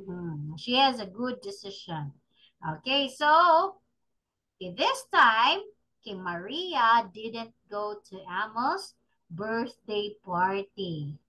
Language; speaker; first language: English; non-native, fluent; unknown